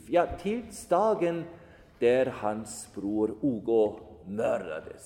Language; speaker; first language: Swedish; non-native, fluent; German